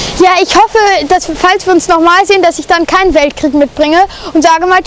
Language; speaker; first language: German; native; German